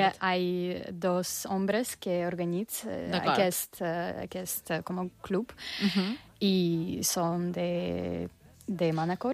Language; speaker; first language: Catalan; non-native, learner; Russian